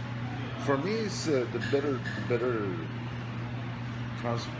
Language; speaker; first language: English; non-native, learner; Spanish